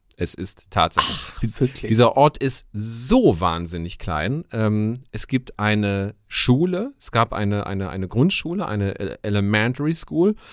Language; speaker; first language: German; native; German